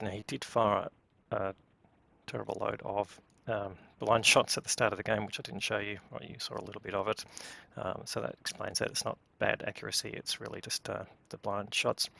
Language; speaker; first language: English; native; English